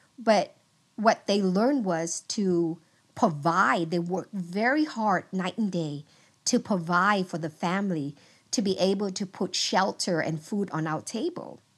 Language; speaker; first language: English; early bilingual, other home language; Vietnamese